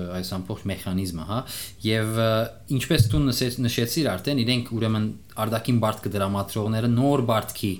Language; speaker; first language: Armenian; early bilingual, heritage; Armenian